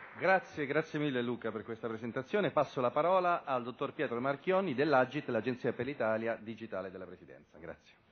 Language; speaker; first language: Italian; native; Italian